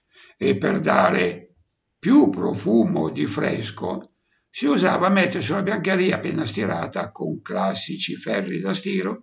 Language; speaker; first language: Italian; native; Italian